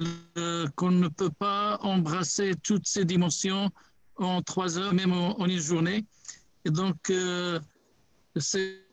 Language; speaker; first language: French; non-native, local second language; Arabic